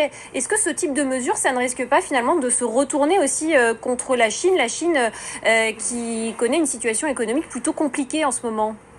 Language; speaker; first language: French; native; French